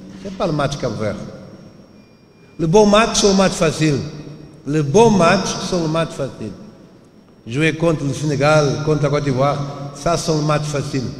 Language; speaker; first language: French; non-native, learner; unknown